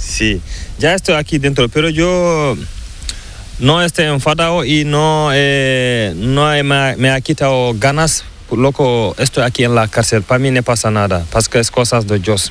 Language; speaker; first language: Spanish; non-native, learner; Fula